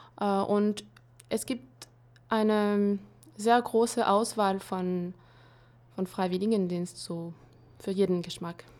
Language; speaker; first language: German; non-native, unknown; French